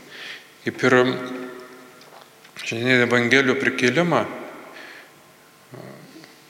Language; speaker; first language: Lithuanian; native; Lithuanian